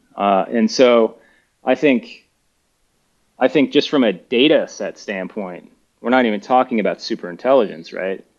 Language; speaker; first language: English; native; English